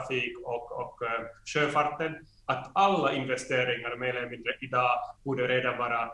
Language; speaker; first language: Swedish; non-native, fluent; Finnish